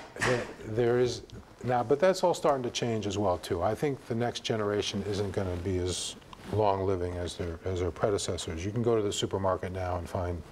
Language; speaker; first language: English; native; English